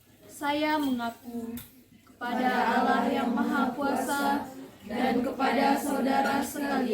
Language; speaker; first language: Indonesian; native; Indonesian